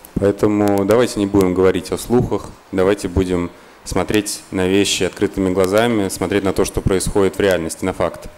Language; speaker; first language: Russian; native; Russian